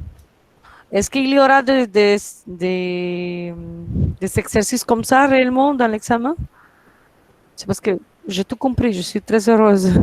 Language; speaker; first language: French; non-native, fluent; Spanish